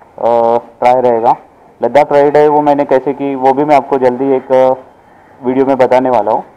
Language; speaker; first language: Hindi; non-native, local second language; Marathi